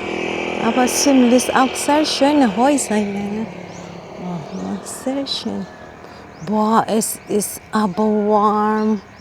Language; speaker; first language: German; non-native, learner; Filipino